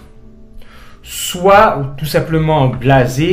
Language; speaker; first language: French; native; French